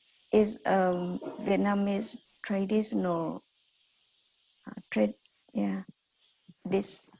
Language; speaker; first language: English; non-native, learner; Vietnamese